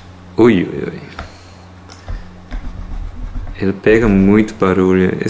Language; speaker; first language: Portuguese; non-native, fluent; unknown